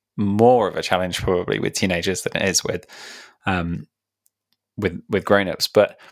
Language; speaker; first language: English; native; English